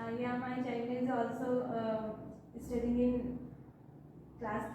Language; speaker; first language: English; non-native, learner; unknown